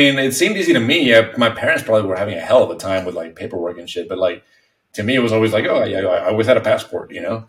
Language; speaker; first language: English; non-native, fluent; Spanish